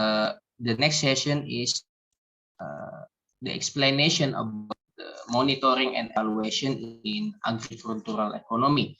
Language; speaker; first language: English; non-native, learner; Indonesian